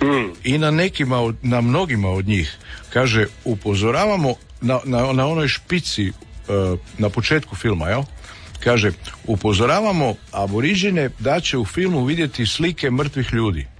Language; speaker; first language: Serbian; native; Serbian